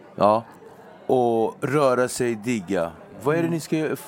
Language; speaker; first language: Swedish; native; Swedish